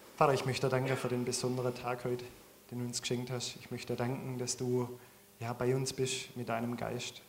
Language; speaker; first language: German; native; German